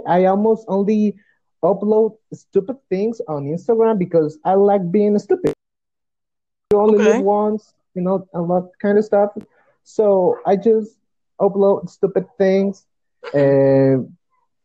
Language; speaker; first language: English; non-native, learner; Spanish